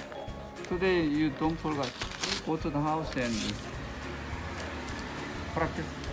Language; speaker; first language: English; non-native, learner; Korean